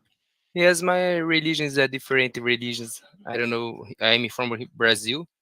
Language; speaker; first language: English; non-native, learner; Portuguese